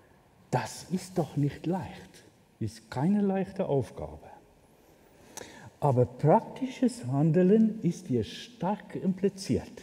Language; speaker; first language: German; non-native, fluent; Afrikaans